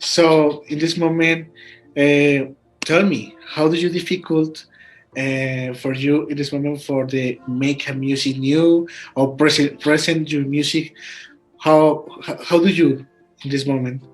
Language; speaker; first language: English; non-native, learner; Spanish